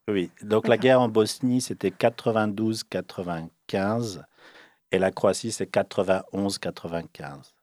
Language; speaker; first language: French; early bilingual, other home language; Bosnian